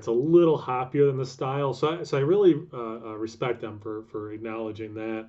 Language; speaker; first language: English; native; English